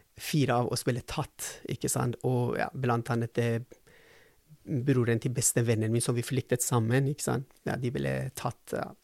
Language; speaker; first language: Norwegian; non-native, fluent; Persian